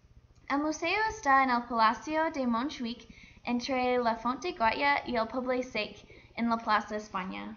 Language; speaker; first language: Spanish; non-native, learner; English